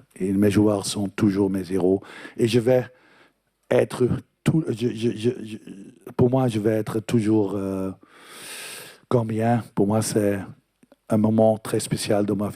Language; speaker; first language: French; non-native, fluent; Dutch